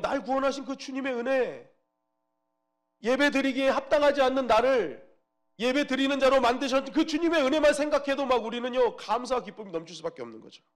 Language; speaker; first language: Korean; native; Korean